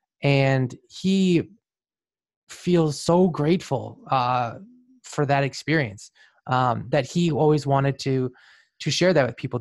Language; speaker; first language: English; native; English